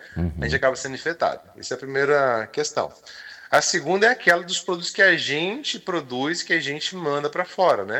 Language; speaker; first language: Portuguese; native; Portuguese